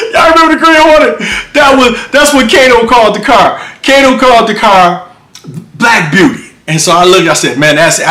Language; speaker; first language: English; native; English